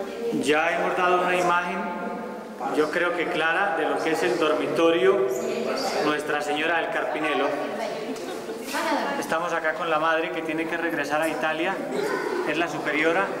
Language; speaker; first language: Spanish; native; Spanish